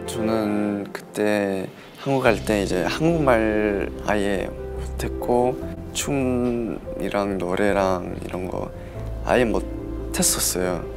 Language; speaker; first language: Korean; non-native, fluent; Chinese